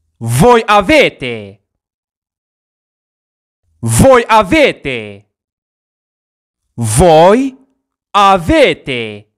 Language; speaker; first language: Italian; non-native, learner; Arabic